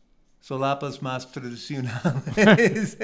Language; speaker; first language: Spanish; non-native, learner; English